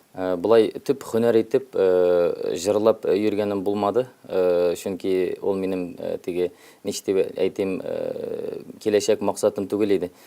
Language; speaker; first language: Tatar; early bilingual, heritage; Tatar